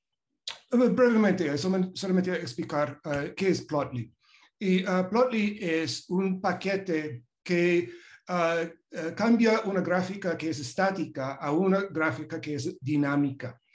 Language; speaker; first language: Spanish; non-native, fluent; English